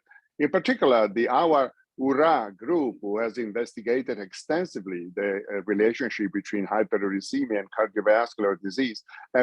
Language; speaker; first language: English; non-native, fluent; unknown